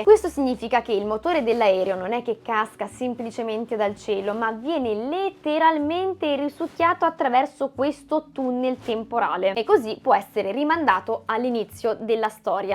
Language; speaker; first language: Italian; native; Italian